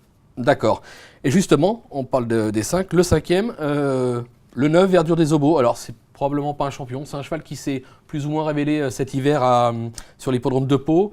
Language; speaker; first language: French; native; French